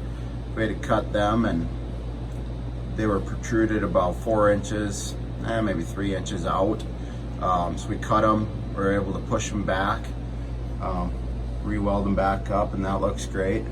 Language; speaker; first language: English; native; English